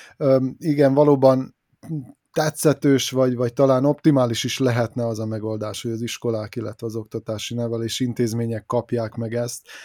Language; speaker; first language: Hungarian; native; Hungarian